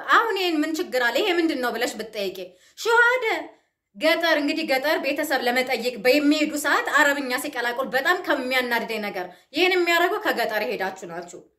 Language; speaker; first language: Amharic; native; Amharic